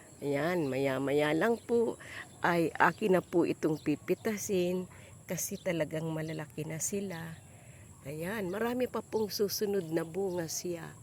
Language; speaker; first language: Filipino; native; Filipino